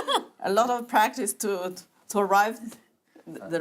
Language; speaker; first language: English; non-native, learner; Chinese